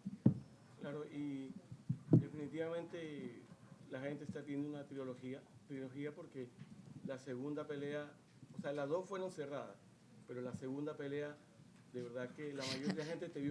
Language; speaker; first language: Spanish; native; Spanish